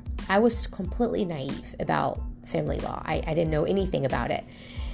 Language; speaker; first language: English; non-native, fluent; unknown